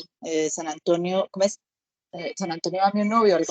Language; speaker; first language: Portuguese; non-native, learner; Spanish